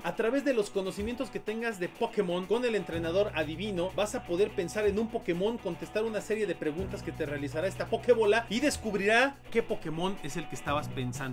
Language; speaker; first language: Spanish; native; Spanish